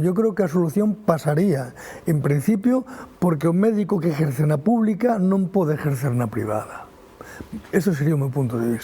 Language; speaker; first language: Galician; native; Galician